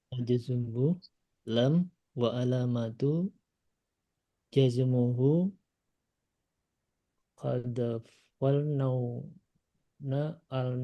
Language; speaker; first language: Arabic; non-native, learner; Indonesian